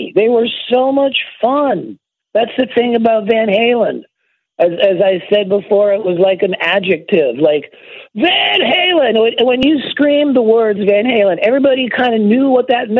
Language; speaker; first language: English; native; English